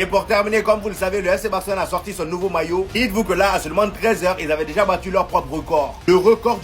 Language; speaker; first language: French; native; French